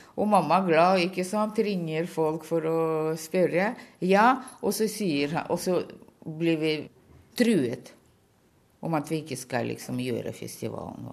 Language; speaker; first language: Norwegian; early bilingual, other home language; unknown